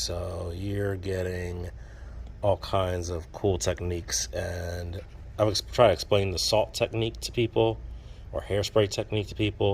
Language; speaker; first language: English; native; English